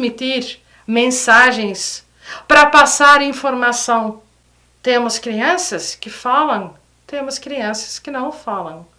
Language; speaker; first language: Portuguese; non-native, fluent; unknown